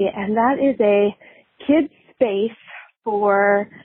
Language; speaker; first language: English; native; English